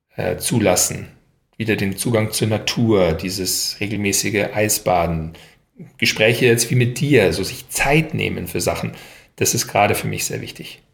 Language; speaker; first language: German; native; German